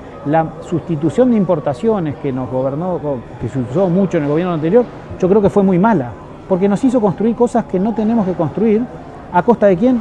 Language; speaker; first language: Spanish; native; Spanish